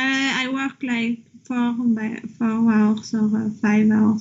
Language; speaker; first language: English; non-native, learner; French